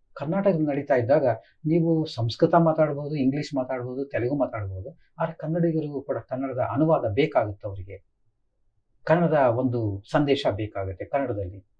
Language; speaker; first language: Kannada; native; Kannada